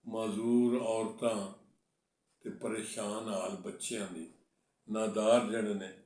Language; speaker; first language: Urdu; non-native, local second language; Punjabi